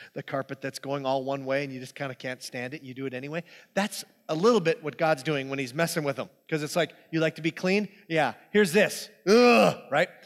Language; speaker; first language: English; native; English